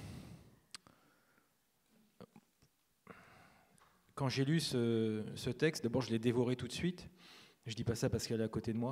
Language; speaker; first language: French; native; French